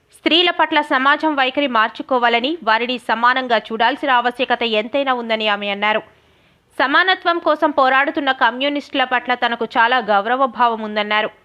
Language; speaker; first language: Telugu; native; Telugu